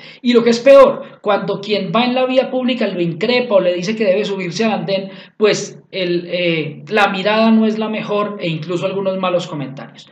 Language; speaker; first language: Spanish; native; Spanish